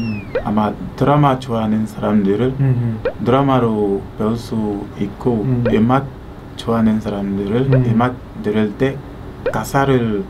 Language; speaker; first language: Korean; non-native, learner; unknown